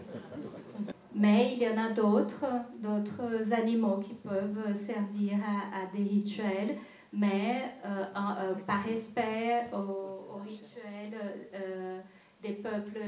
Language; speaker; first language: French; non-native, fluent; Portuguese